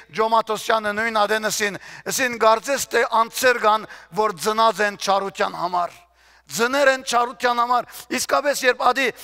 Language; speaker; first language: Armenian; early bilingual, heritage; Armenian